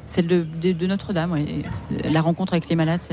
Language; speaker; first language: French; native; French